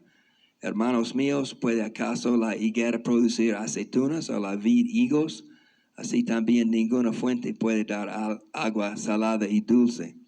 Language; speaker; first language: Spanish; non-native, fluent; English